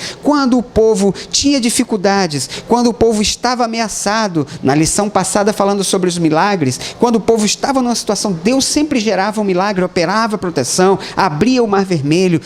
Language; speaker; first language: Portuguese; native; Portuguese